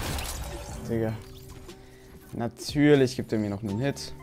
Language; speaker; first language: German; native; German